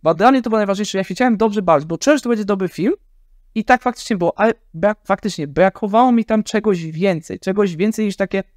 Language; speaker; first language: Polish; native; Polish